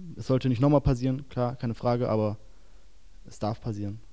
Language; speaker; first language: German; native; German